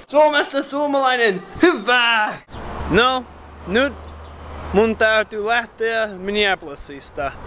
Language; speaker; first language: Finnish; non-native, learner; English